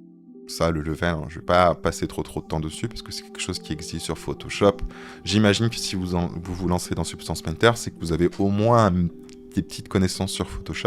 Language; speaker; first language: French; native; French